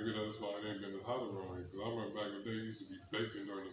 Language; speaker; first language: English; native; English